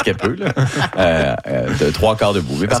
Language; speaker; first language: French; native; French